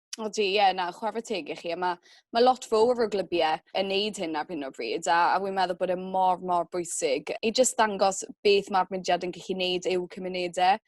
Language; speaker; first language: Welsh; native; Welsh